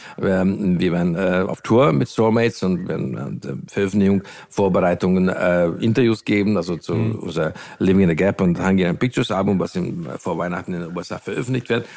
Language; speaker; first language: German; non-native, fluent; Hungarian